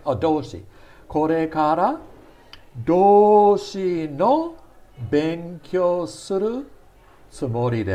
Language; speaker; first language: Japanese; non-native, fluent; English